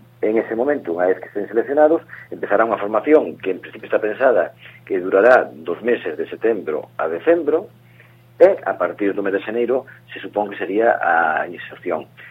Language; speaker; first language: Galician; non-native, local second language; Spanish